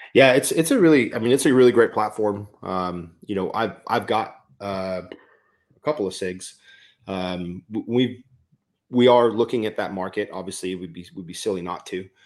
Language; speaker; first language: English; native; English